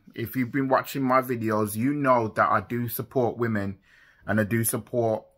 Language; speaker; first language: English; native; English